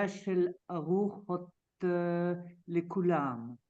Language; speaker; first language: Hebrew; non-native, learner; French